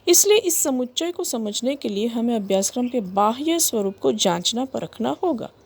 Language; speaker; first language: Hindi; non-native, local second language; Gujarati